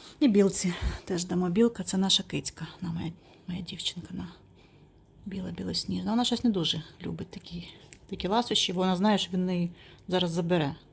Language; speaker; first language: Ukrainian; non-native, local second language; Russian